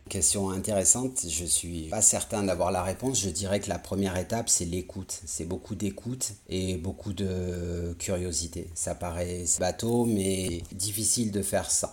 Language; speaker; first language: French; native; French